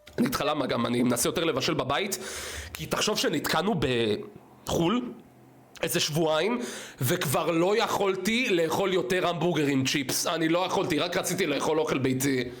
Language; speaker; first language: Hebrew; early bilingual, other home language; Russian